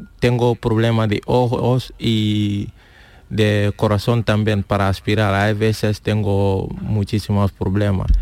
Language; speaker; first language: Spanish; non-native, learner; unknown